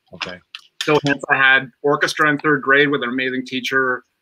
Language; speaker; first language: English; native; English